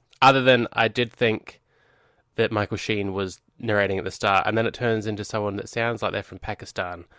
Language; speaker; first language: English; native; English